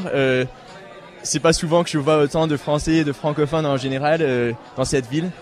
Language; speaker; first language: French; native; French